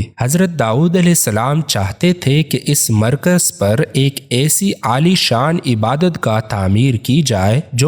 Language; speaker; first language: Urdu; native; Urdu